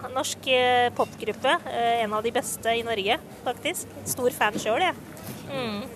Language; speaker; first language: Norwegian; native; Norwegian